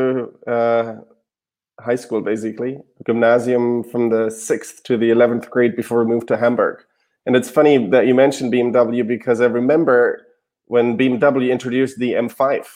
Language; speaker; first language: English; non-native, fluent; German